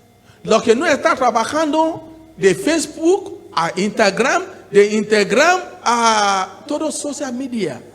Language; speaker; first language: Spanish; non-native, learner; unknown